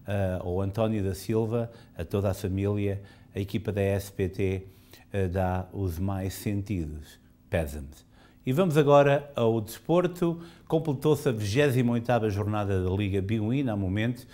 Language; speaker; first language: Portuguese; native; Portuguese